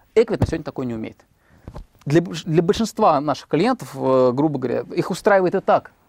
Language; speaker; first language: Russian; native; Russian